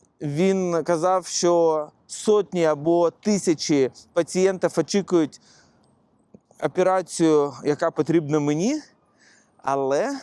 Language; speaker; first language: Ukrainian; non-native, local second language; Russian